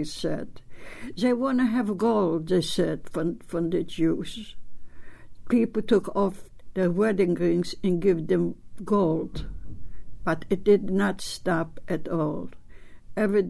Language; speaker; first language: English; non-native, learner; Polish